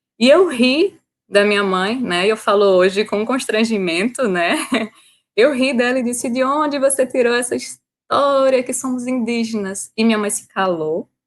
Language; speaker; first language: Portuguese; native; Portuguese